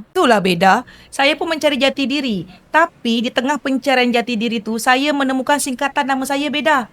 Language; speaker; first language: Malay; native; Malay